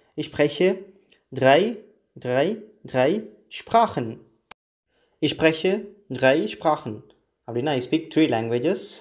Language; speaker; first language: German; non-native, learner; Tamil